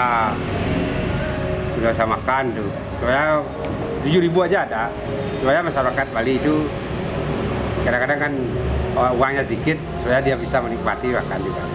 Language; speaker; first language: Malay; non-native, local second language; Balinese